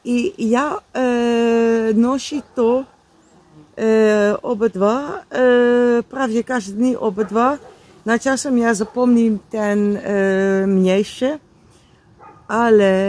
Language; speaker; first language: Polish; non-native, learner; Dutch